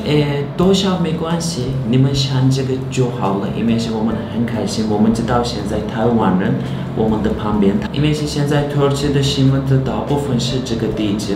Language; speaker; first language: Chinese; non-native, learner; Turkish